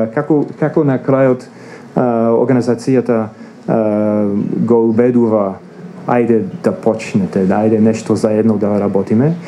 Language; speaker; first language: Macedonian; non-native, fluent; English